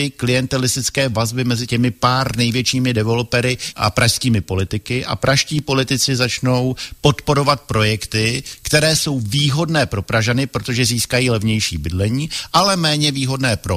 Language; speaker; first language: Czech; native; Czech